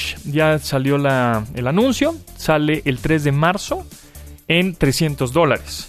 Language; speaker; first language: Spanish; native; Spanish